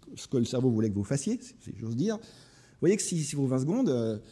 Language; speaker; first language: French; native; French